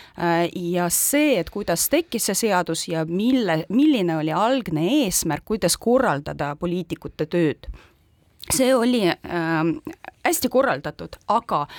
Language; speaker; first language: Estonian; non-native, local second language; Russian